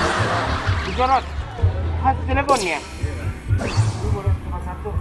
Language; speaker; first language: Indonesian; non-native, learner; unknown